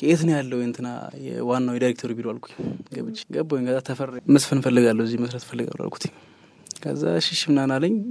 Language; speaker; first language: Amharic; native; Amharic